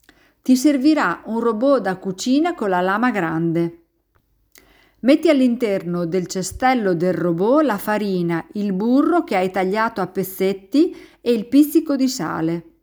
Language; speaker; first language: Italian; native; Italian